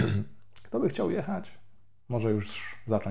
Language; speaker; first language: Polish; native; Polish